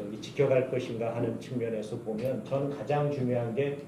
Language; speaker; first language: Korean; native; Korean